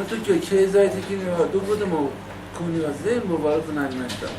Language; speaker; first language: Japanese; non-native, learner; Persian